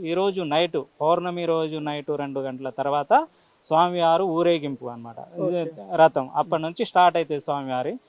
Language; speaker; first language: Telugu; non-native, local second language; Lambadi